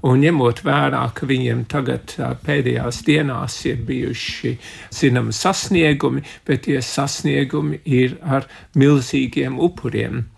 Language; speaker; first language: Latvian; early bilingual, heritage; Latvian